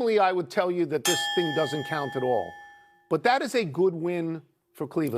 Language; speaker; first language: English; native; English